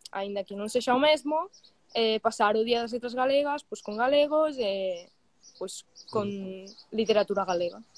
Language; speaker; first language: Galician; non-native, learner; Catalan